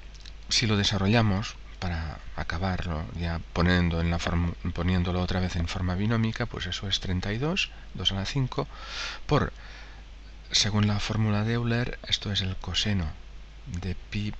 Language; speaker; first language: Spanish; native; Spanish